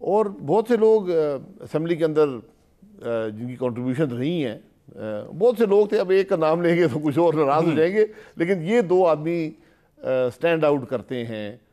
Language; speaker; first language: Urdu; non-native, local second language; Punjabi